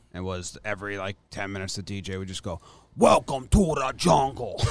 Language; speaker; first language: English; early bilingual, other home language; Italian